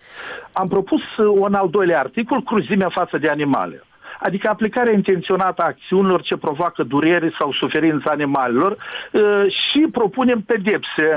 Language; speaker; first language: Romanian; native; Romanian